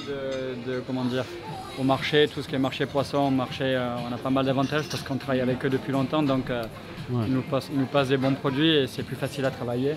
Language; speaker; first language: French; native; French